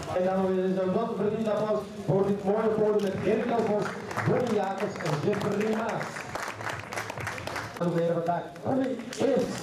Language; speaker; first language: Dutch; native; Dutch